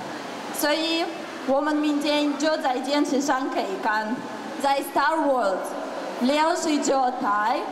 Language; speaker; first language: Chinese; non-native, fluent; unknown